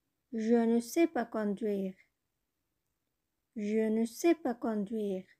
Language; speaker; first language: French; non-native, learner; Bangla